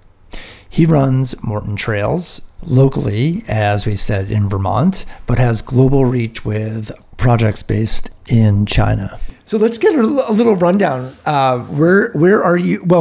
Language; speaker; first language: English; native; English